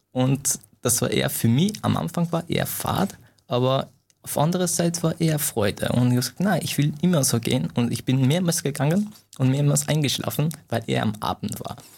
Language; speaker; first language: German; non-native, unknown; Persian